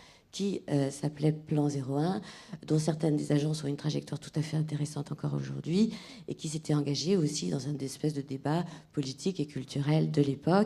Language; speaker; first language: French; native; French